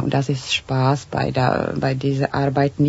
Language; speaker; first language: German; non-native, fluent; Czech